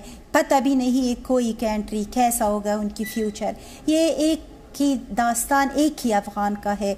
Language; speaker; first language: Hindi; non-native, learner; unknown